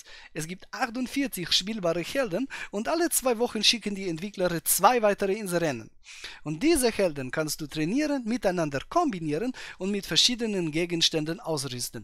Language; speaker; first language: German; native; German